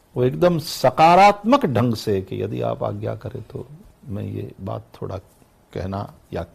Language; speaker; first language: Hindi; non-native, local second language; Gujarati